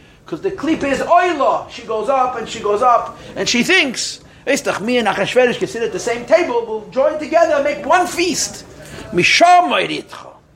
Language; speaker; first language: English; native; English